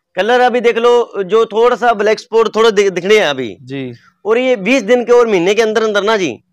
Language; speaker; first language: Hindi; native; Hindi